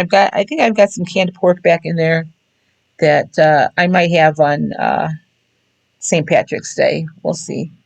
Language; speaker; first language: English; native; English